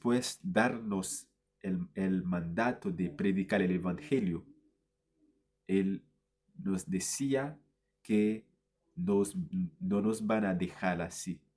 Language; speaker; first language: Spanish; non-native, fluent; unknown